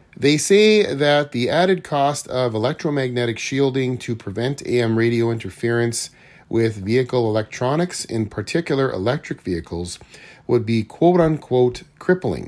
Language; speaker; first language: English; native; English